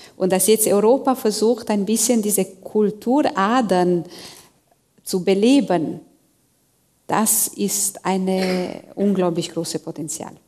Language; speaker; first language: German; non-native, fluent; Hungarian